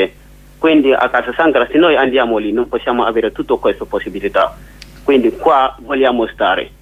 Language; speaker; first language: Italian; non-native, learner; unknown